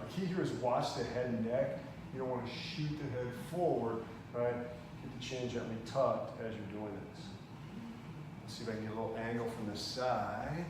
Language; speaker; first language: English; native; English